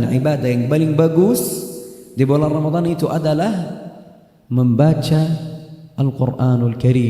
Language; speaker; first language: Indonesian; non-native, fluent; Arabic